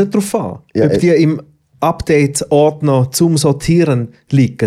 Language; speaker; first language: German; native; German